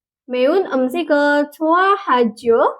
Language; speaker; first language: Korean; non-native, fluent; Indonesian